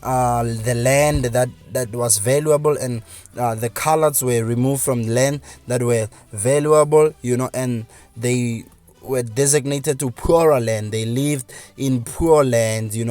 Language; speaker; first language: English; non-native, local second language; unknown